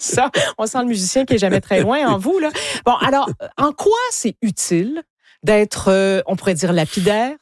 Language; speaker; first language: French; native; French